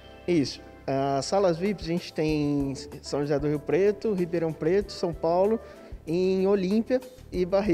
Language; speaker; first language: Portuguese; native; Portuguese